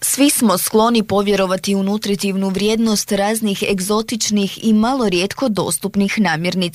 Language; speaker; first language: Serbian; native; Serbian